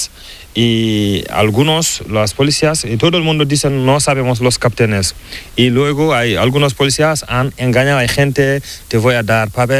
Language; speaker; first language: Spanish; non-native, learner; Fula